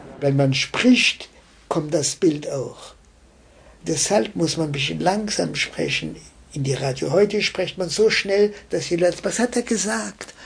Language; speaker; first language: German; non-native, fluent; French